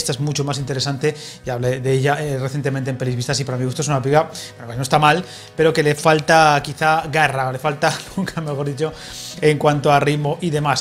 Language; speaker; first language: Spanish; native; Spanish